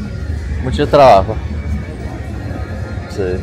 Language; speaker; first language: Spanish; non-native, learner; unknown